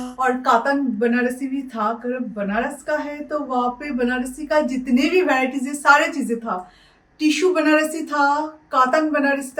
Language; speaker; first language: Hindi; non-native, local second language; Bangla